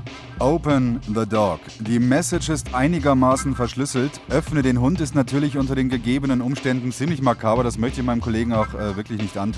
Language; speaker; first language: German; native; German